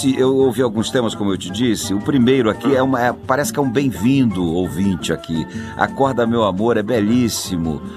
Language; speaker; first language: Portuguese; native; Portuguese